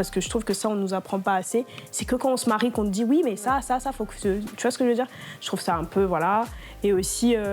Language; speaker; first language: French; non-native, local second language; Lingala